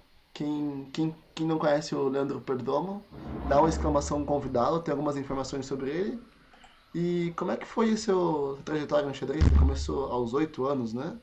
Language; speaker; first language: Portuguese; native; Portuguese